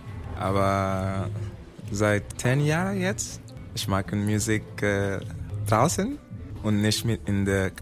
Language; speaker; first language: German; non-native, learner; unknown